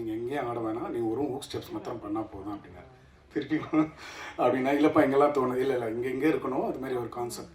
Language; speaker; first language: Tamil; native; Tamil